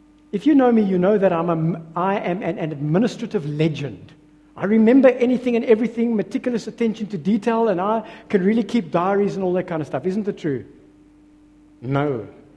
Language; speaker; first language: English; non-native, local second language; Afrikaans